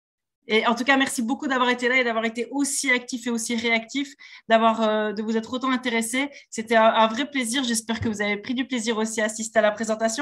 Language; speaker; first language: French; native; French